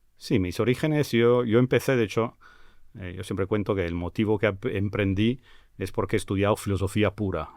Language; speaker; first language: Spanish; non-native, fluent; English